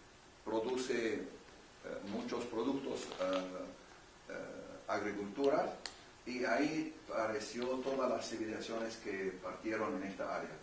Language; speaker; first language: Spanish; non-native, fluent; Arabic